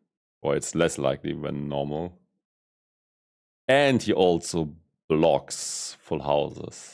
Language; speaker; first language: English; non-native, fluent; German